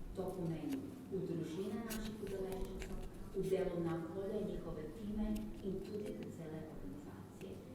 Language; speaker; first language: Slovenian; non-native, fluent; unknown